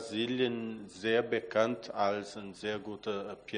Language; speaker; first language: German; non-native, fluent; Portuguese